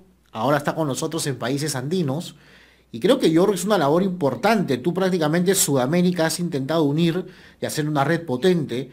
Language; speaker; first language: Spanish; native; Spanish